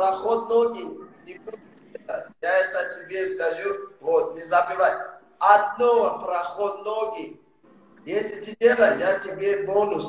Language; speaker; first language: Russian; non-native, learner; Persian